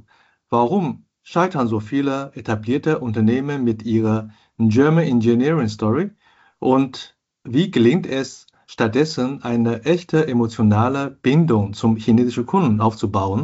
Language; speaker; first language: German; non-native, fluent; Chinese